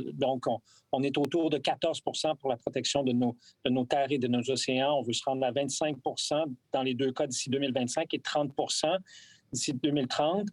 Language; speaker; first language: French; native; French